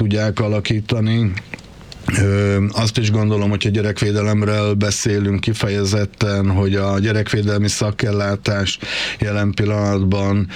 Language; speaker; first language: Hungarian; native; Hungarian